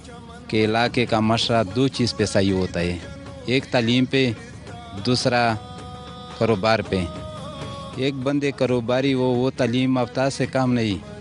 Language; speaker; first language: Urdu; non-native, local second language; Pashto